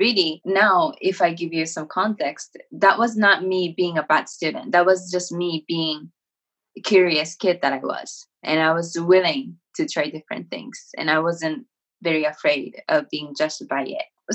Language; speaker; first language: English; non-native, fluent; Japanese